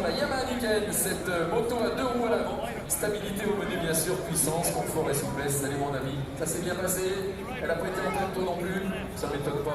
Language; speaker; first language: French; native; French